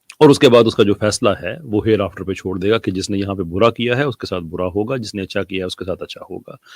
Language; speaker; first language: Urdu; non-native, local second language; Punjabi